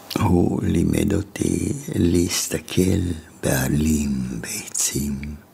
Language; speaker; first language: Hebrew; non-native, fluent; German